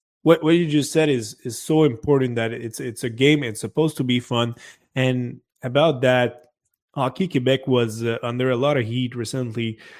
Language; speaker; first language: English; non-native, fluent; French